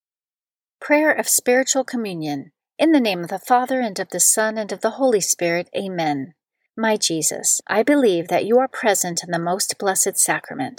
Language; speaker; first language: English; native; English